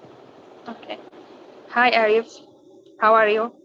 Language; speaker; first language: English; non-native, learner; Arabic